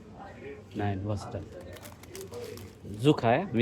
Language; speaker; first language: German; non-native, learner; Amharic